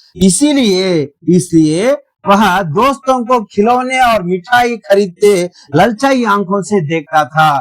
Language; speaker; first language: Hindi; non-native, local second language; Telugu